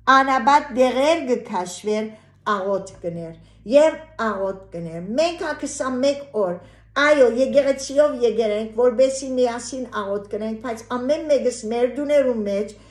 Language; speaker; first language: Armenian; early bilingual, heritage; Armenian